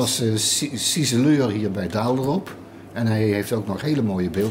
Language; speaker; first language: Dutch; native; Dutch